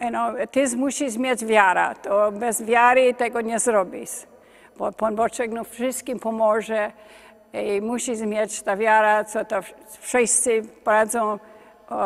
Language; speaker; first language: Polish; early bilingual, heritage; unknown